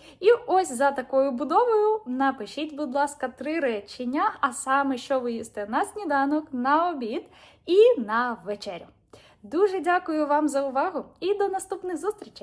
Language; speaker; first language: Ukrainian; native; Ukrainian